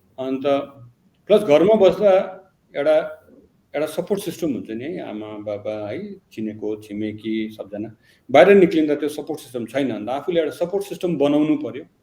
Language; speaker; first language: Nepali; native; Nepali